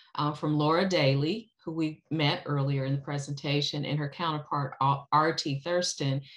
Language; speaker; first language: English; native; English